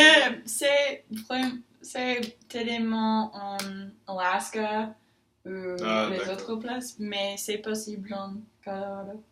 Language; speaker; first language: French; non-native, learner; English